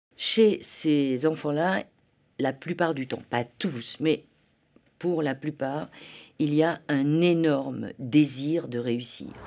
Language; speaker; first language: French; native; French